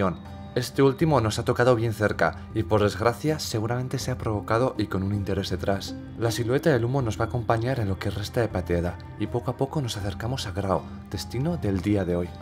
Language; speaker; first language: Spanish; native; Spanish